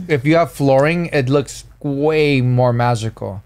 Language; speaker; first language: English; early bilingual, other home language; Spanish